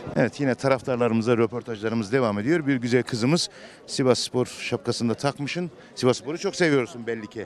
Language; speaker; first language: Turkish; native; Turkish